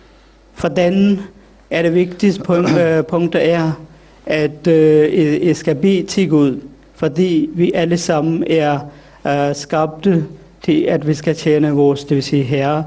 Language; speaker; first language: Danish; non-native, fluent; Urdu